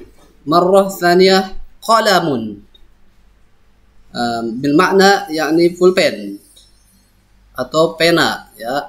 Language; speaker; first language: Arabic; non-native, fluent; Indonesian